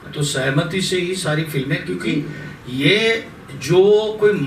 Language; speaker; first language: Hindi; native; Hindi